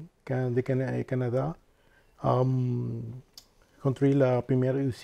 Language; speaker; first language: French; non-native, fluent; Spanish